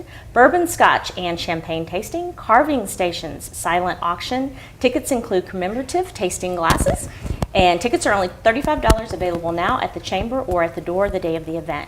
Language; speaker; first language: English; native; English